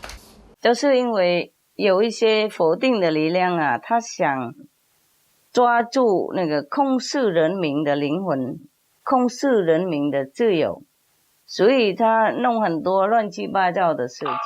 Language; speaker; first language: Chinese; non-native, fluent; Vietnamese